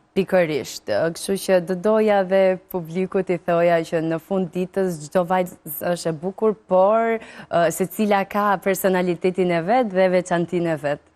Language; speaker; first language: Albanian; early bilingual, heritage; Albanian